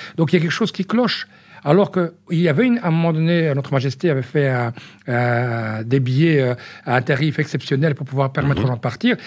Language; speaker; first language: French; early bilingual, other home language; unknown